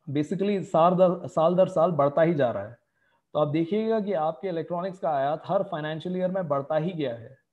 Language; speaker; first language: Hindi; native; Hindi